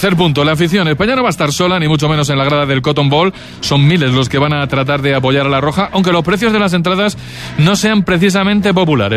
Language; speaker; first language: Spanish; native; Spanish